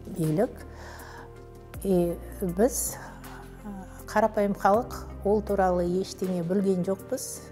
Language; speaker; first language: Kazakh; native; Kazakh